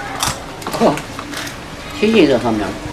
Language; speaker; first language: Chinese; native; Chinese